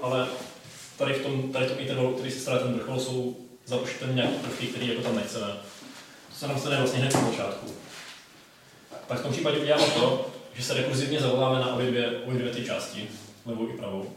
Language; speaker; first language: Czech; native; Czech